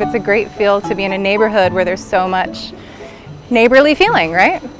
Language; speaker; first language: English; native; English